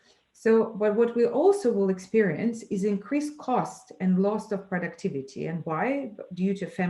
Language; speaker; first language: English; non-native, fluent; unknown